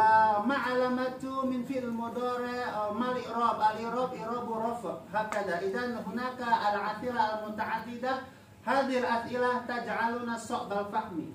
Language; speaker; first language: Arabic; non-native, fluent; Indonesian